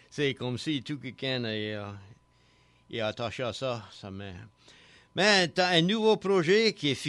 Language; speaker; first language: French; native; French